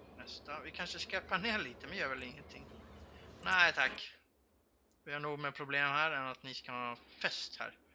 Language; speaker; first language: Swedish; native; Swedish